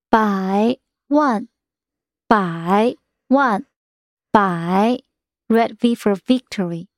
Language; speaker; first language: English; non-native, fluent; Chinese